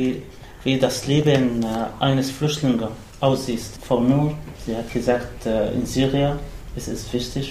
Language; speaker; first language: German; non-native, learner; Arabic